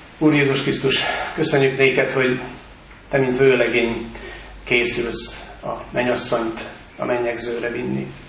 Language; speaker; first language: Hungarian; native; Hungarian